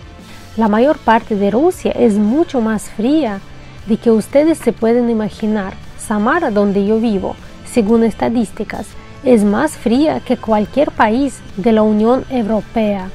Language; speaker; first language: Spanish; non-native, fluent; Russian